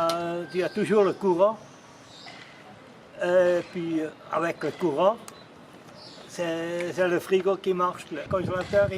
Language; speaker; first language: French; non-native, fluent; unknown